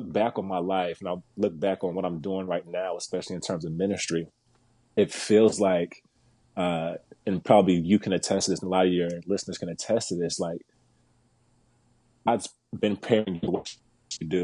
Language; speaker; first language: English; native; English